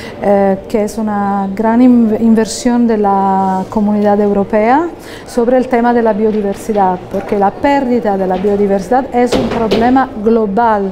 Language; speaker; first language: Spanish; non-native, fluent; Italian